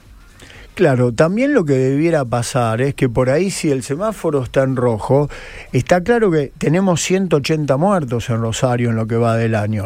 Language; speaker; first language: Spanish; native; Spanish